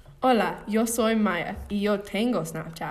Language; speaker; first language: Spanish; non-native, learner; English